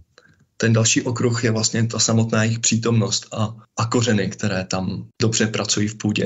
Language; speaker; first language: Czech; native; Czech